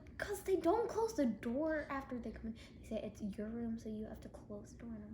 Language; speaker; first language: English; native; English